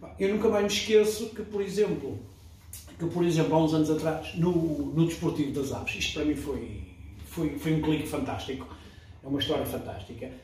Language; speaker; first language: Portuguese; early bilingual, other home language; French